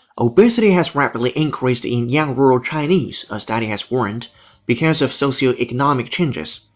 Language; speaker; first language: English; non-native, fluent; Chinese